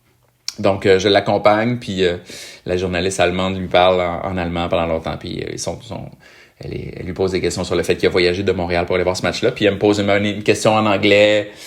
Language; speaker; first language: French; native; French